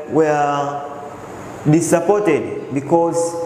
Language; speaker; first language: English; non-native, local second language; Swahili